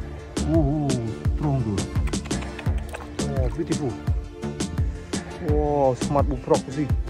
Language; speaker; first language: English; non-native, learner; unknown